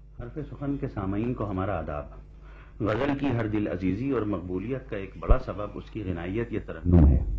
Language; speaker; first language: Urdu; native; Urdu